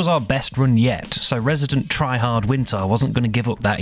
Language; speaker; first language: English; native; English